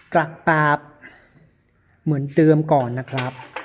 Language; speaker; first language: Thai; non-native, learner; Chinese